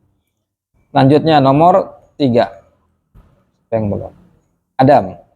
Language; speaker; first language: Indonesian; native; Indonesian